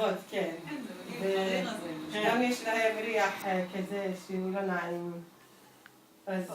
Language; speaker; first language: Hebrew; non-native, local second language; Arabic